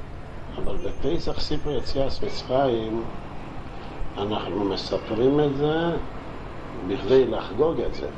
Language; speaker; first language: Hebrew; non-native, local second language; Yiddish